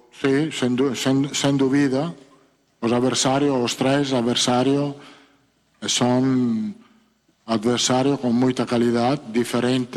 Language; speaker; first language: Portuguese; non-native, fluent; Italian